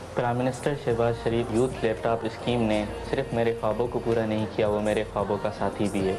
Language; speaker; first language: Urdu; non-native, local second language; Baluchi